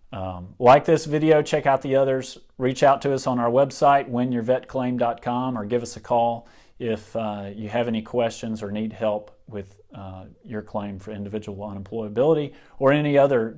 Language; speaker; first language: English; native; English